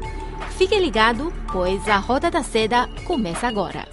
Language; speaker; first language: Portuguese; non-native, fluent; Chinese